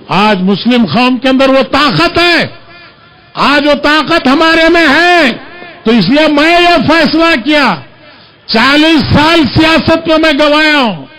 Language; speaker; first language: Urdu; native; Urdu